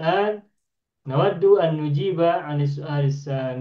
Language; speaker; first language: Arabic; non-native, fluent; Indonesian